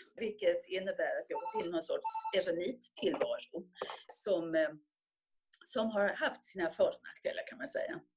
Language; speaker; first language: Swedish; native; Swedish